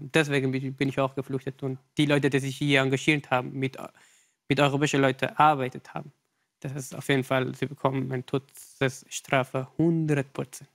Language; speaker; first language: German; non-native, learner; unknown